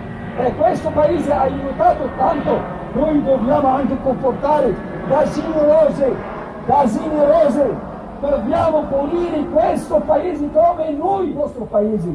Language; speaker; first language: Italian; non-native, fluent; Arabic